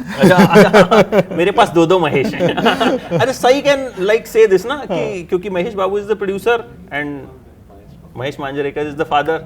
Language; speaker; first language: Hindi; native; Hindi